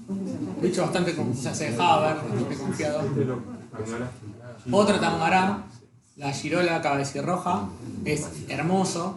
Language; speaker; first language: Spanish; native; Spanish